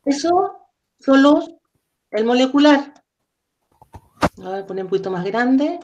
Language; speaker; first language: Spanish; native; Spanish